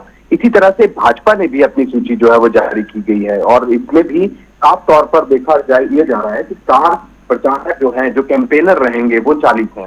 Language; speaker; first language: Hindi; native; Hindi